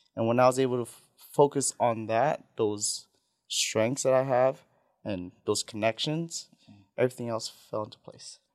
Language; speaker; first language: English; non-native, fluent; Filipino